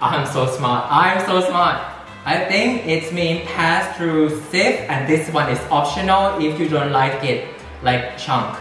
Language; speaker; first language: English; non-native, fluent; Thai